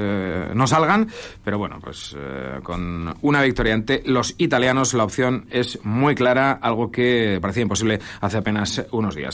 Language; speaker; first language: Spanish; native; Spanish